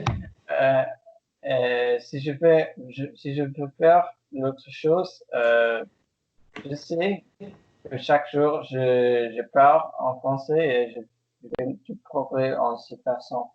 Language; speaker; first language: French; non-native, learner; English